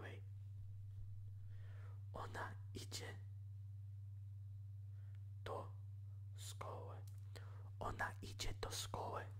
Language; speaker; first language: Polish; non-native, learner; English